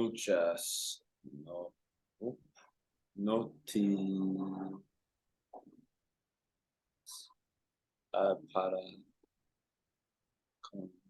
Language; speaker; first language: Spanish; non-native, learner; English